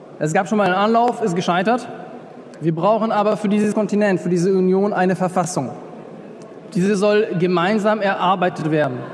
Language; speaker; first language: German; non-native, fluent; French